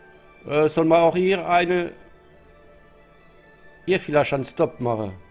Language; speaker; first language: German; non-native, learner; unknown